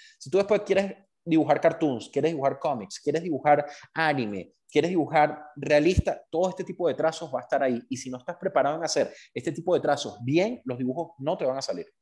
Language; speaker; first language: Spanish; native; Spanish